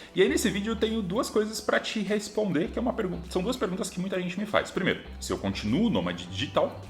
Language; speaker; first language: Portuguese; native; Portuguese